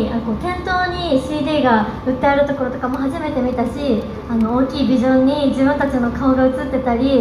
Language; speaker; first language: Japanese; native; Japanese